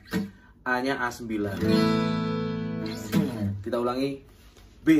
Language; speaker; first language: Indonesian; native; Indonesian